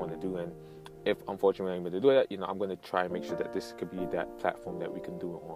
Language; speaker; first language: English; native; English